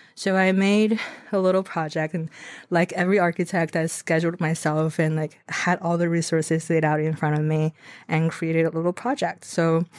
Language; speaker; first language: English; non-native, fluent; Chinese